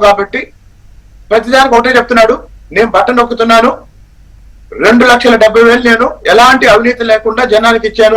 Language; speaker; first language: Telugu; native; Telugu